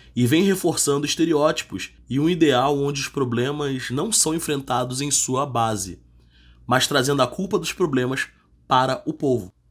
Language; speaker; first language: Portuguese; native; Portuguese